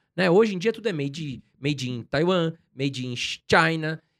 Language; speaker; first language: Portuguese; native; Portuguese